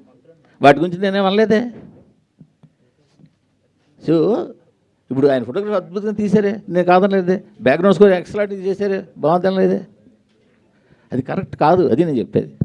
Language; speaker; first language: Telugu; native; Telugu